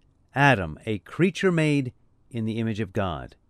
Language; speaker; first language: English; native; English